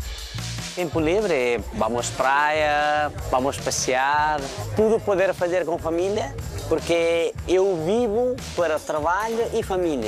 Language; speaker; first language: Portuguese; non-native, learner; Nepali